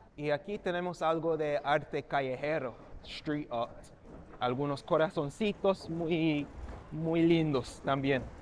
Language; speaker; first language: Spanish; non-native, fluent; English